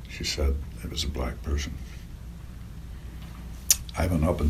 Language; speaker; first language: English; native; English